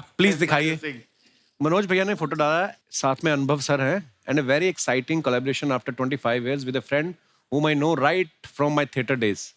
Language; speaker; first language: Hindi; native; Hindi